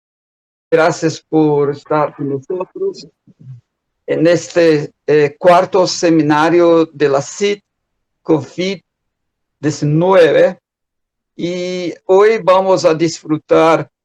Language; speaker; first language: Spanish; non-native, fluent; Portuguese